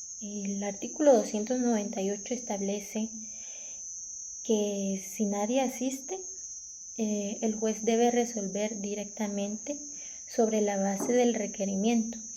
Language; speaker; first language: Spanish; native; Spanish